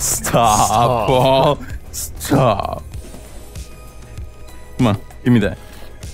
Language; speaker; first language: English; native; English